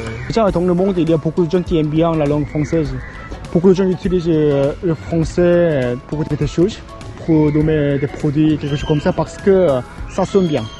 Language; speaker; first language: French; non-native, learner; Korean